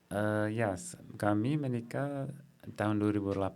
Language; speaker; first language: Indonesian; non-native, fluent; English